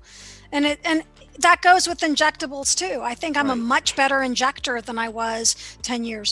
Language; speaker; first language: English; native; English